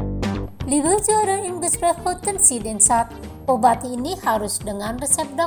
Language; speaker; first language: German; non-native, fluent; Indonesian